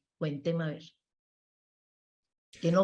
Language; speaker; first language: Spanish; native; Spanish